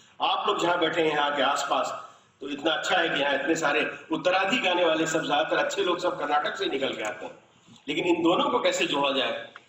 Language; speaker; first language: Hindi; native; Hindi